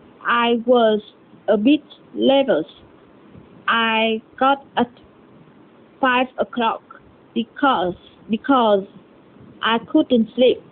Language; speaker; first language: English; non-native, learner; Vietnamese